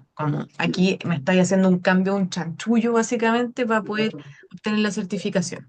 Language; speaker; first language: Spanish; native; Spanish